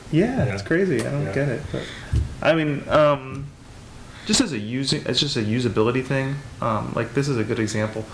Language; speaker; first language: English; native; English